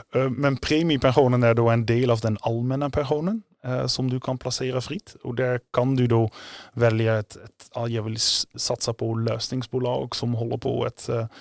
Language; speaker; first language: Swedish; non-native, fluent; Dutch